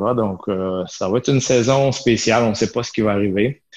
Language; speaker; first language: French; native; French